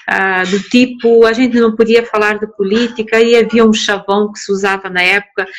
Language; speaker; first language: Portuguese; non-native, local second language; Kabuverdianu